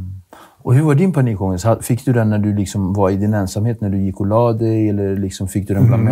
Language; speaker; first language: Swedish; native; Swedish